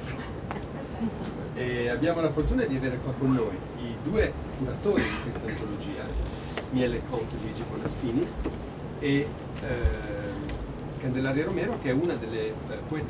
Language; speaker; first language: Italian; native; Italian